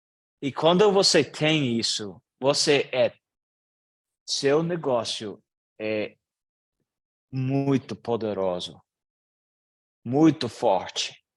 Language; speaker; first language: Portuguese; non-native, learner; English